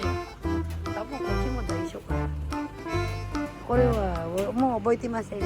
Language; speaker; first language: Japanese; non-native, learner; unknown